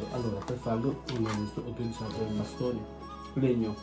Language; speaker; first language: Italian; non-native, learner; Filipino